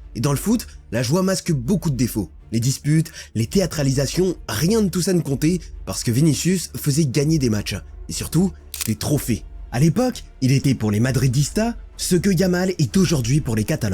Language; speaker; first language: French; native; French